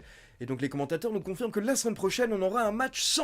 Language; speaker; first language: French; native; French